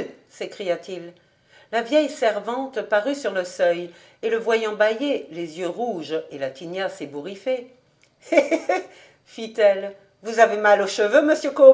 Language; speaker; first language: French; native; French